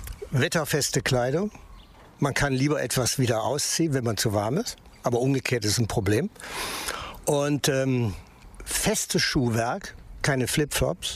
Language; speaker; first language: German; native; German